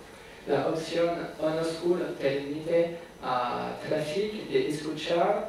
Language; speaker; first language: Spanish; non-native, fluent; French